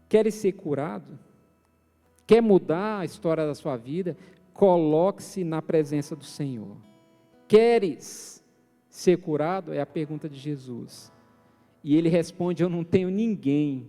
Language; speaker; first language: Portuguese; native; Portuguese